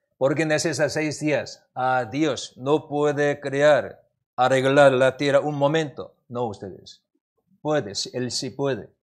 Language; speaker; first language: Spanish; non-native, learner; Korean